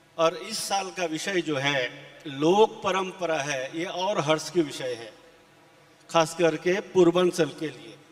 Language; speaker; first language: Hindi; non-native, local second language; Assamese